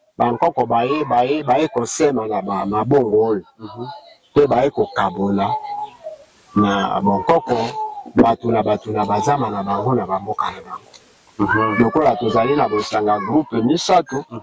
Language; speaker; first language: Lingala; non-native, local second language; Mongo